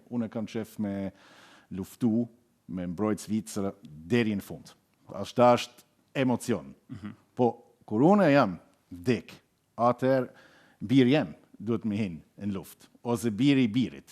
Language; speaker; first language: Albanian; non-native, learner; German